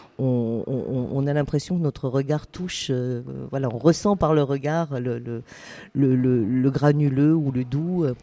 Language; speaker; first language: French; native; French